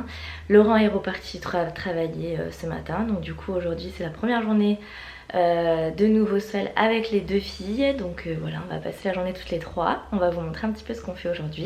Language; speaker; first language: French; native; French